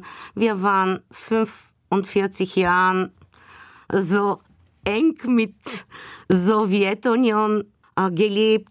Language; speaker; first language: German; non-native, fluent; Bulgarian